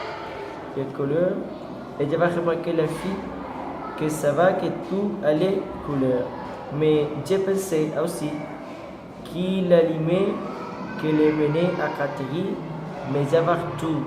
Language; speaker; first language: French; non-native, learner; Spanish